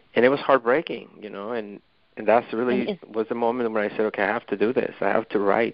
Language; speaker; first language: English; non-native, fluent; Spanish